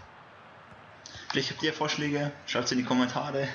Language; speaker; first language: German; native; German